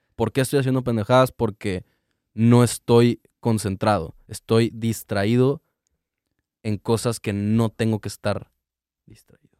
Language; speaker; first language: Spanish; native; Spanish